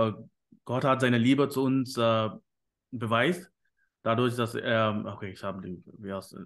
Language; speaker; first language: German; non-native, fluent; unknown